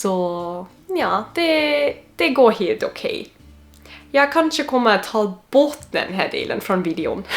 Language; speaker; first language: Swedish; non-native, learner; German